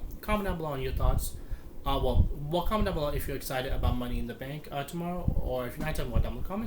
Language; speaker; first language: English; native; English